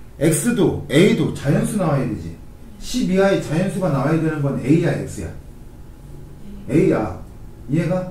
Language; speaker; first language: Korean; native; Korean